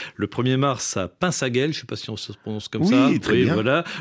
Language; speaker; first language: French; native; French